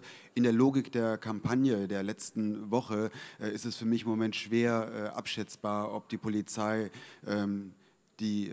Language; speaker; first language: German; native; German